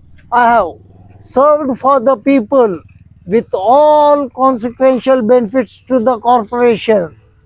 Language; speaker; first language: English; non-native, local second language; Telugu